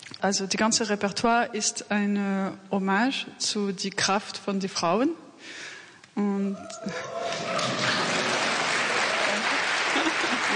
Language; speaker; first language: German; non-native, learner; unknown